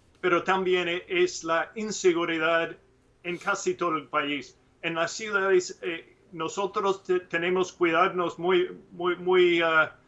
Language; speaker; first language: Spanish; non-native, learner; English